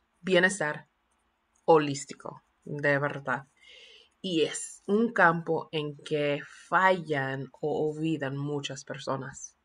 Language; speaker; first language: Spanish; non-native, fluent; English